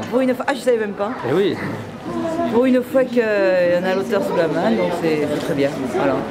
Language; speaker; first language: French; native; French